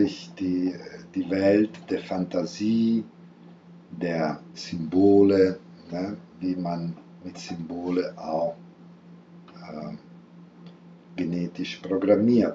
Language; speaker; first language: German; non-native, fluent; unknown